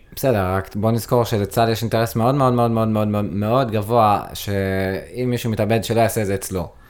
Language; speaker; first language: Hebrew; native; Hebrew